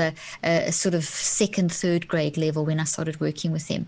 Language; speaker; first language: English; native; English